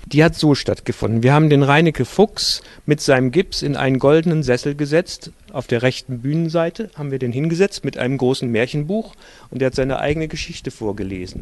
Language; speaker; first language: German; native; German